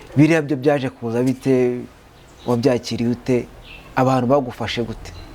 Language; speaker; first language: Kinyarwanda; native; Kinyarwanda